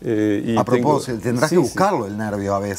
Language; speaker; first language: Spanish; native; Spanish